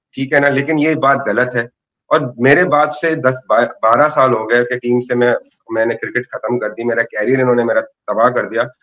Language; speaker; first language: Urdu; native; Urdu